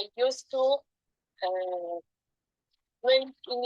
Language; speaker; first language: English; non-native, learner; Bangla